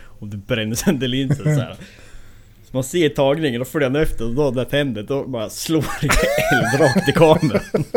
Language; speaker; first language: Swedish; native; Swedish